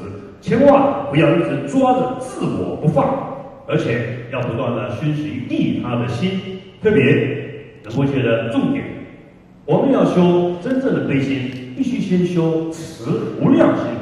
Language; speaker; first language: Chinese; native; Chinese